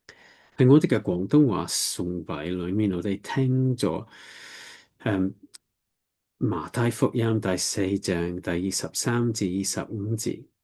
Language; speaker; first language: Cantonese; non-native, learner; English